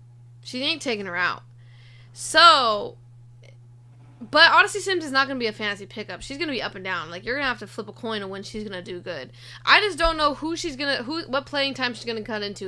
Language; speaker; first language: English; native; English